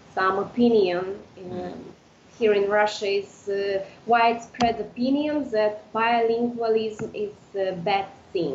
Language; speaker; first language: English; non-native, fluent; Udmurt